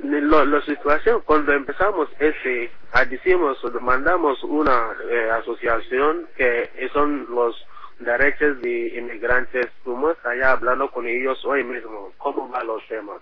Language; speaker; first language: Spanish; non-native, learner; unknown